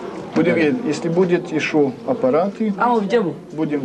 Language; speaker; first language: Russian; non-native, learner; French